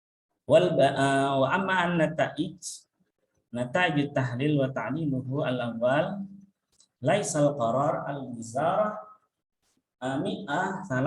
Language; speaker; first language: Arabic; non-native, fluent; Indonesian